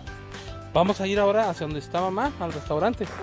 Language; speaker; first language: Spanish; native; Spanish